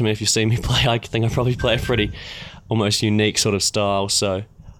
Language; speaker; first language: English; native; English